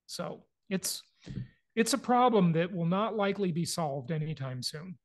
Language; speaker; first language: English; native; English